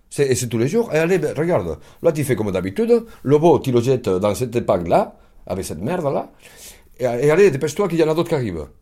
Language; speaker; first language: French; non-native, fluent; Spanish